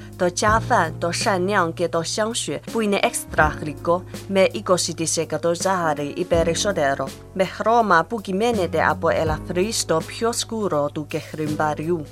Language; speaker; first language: Greek; non-native, fluent; Chinese